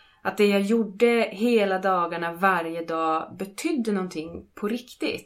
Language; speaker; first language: Swedish; native; Swedish